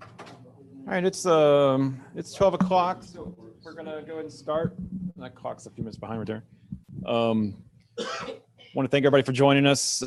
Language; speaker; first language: English; native; English